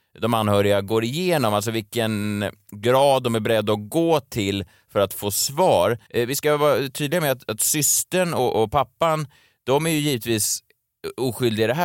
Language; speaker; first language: Swedish; native; Swedish